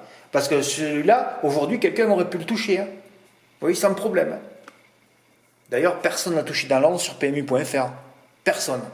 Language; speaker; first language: French; native; French